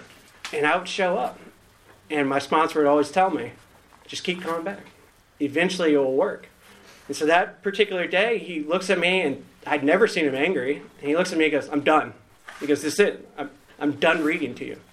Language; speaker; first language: English; native; English